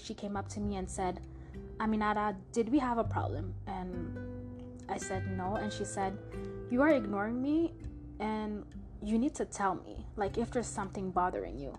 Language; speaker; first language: English; non-native, fluent; French